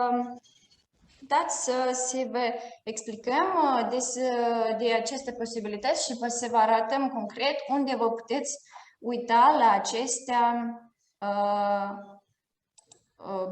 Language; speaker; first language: Romanian; non-native, fluent; Russian